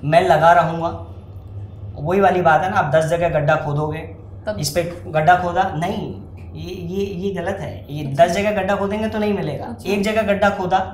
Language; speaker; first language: Hindi; native; Hindi